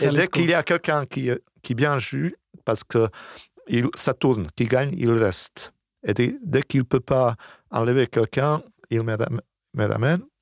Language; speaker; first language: French; non-native, fluent; Bosnian